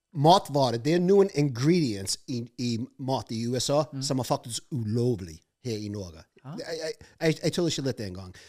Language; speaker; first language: Norwegian; non-native, fluent; English